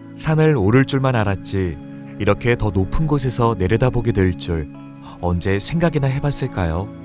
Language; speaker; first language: Korean; native; Korean